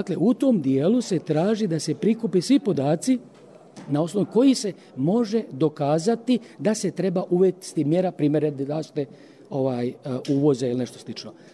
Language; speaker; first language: Croatian; native; Croatian